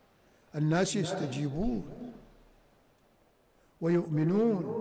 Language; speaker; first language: Arabic; native; Arabic